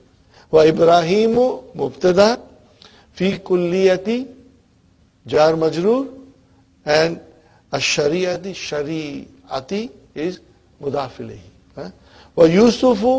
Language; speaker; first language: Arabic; non-native, fluent; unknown